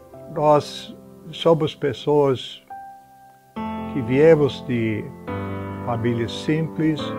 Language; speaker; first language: Portuguese; non-native, fluent; English